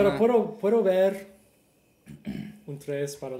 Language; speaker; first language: Spanish; non-native, learner; English